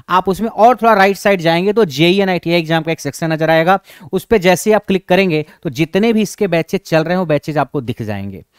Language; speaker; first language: Hindi; native; Hindi